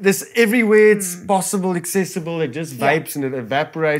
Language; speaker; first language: English; non-native, local second language; Afrikaans